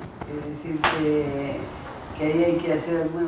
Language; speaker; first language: Spanish; native; Spanish